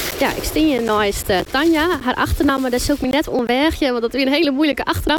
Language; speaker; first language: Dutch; non-native, local second language; Western Frisian